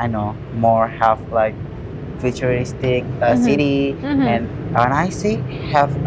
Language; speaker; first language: English; non-native, learner; Indonesian